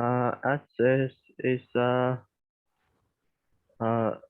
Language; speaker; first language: English; non-native, learner; Vietnamese